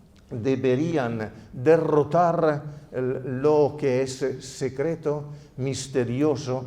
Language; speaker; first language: Spanish; non-native, fluent; Italian